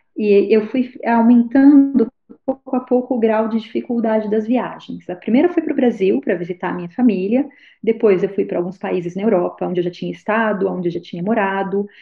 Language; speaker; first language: Portuguese; native; Portuguese